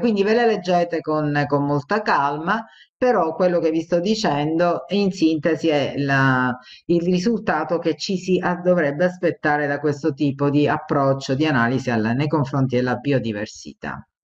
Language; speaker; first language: Italian; native; Italian